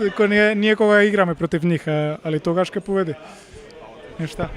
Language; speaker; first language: Macedonian; non-native, learner; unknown